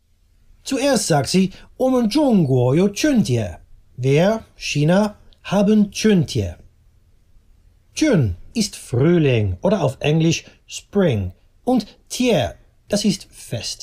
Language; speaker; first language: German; non-native, fluent; Dutch